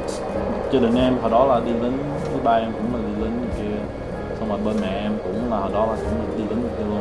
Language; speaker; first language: Vietnamese; early bilingual, heritage; Vietnamese